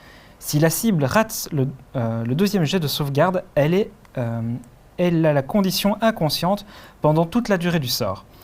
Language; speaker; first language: French; native; French